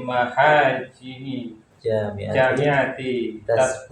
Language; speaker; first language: Arabic; non-native, learner; Indonesian